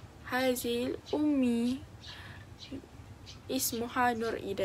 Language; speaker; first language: Arabic; non-native, learner; Malay